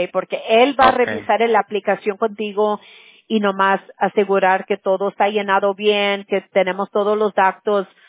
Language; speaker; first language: Spanish; early bilingual, heritage; Spanish